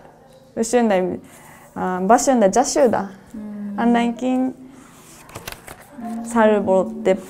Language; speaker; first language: Kyrgyz; non-native, fluent; Japanese